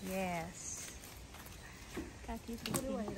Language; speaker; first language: English; non-native, local second language; Filipino